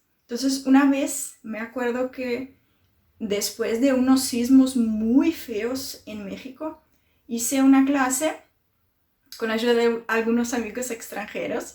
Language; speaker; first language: Spanish; non-native, fluent; Portuguese